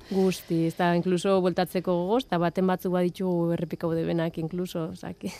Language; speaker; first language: Basque; native; Basque